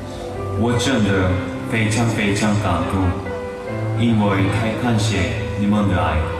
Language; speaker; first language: Chinese; non-native, learner; Korean